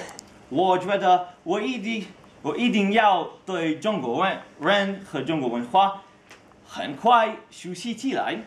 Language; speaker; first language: Chinese; non-native, learner; Hebrew